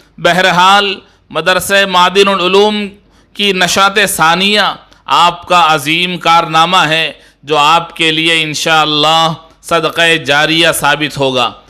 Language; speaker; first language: Urdu; native; Urdu